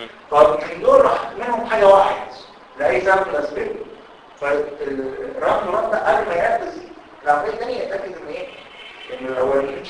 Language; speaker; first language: Arabic; native; Arabic